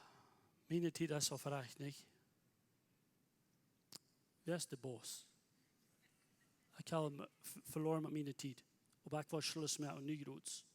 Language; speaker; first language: German; non-native, learner; Plautdietsch